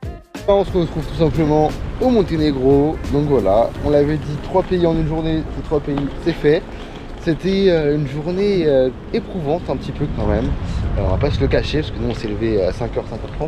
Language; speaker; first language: French; native; French